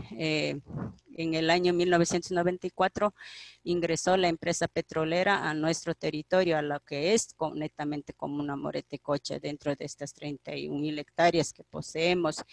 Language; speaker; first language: Spanish; non-native, local second language; Quechua